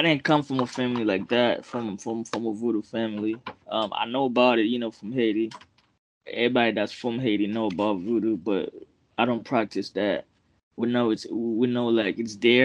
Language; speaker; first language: English; non-native, fluent; French